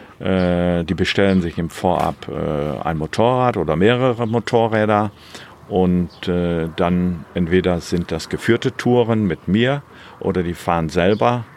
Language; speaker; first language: German; native; German